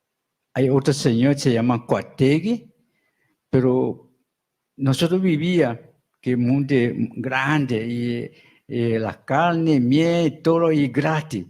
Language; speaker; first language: Spanish; non-native, local second language; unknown